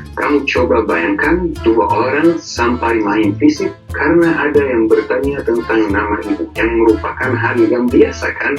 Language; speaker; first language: Indonesian; non-native, fluent; Arabic